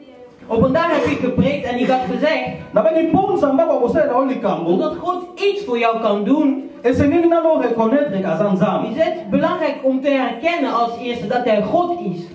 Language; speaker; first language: Dutch; early bilingual, other home language; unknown